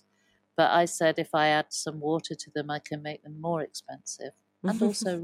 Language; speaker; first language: English; native; English